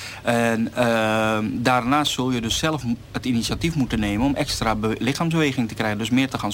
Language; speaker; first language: Dutch; native; Dutch